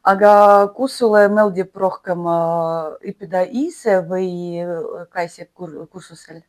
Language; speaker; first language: Estonian; non-native, learner; Russian